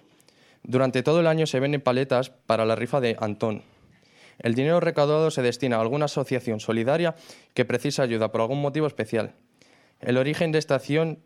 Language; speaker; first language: Spanish; native; Spanish